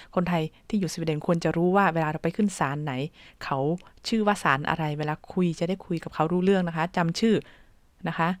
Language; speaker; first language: Thai; native; Thai